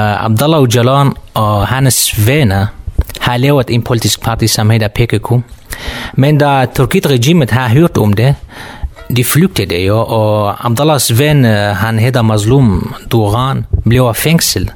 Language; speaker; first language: Danish; non-native, learner; Kurdish